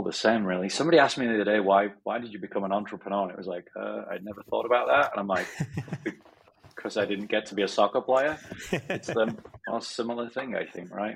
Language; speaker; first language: English; native; English